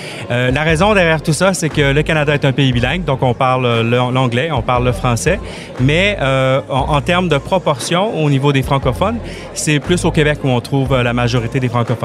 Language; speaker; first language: French; native; French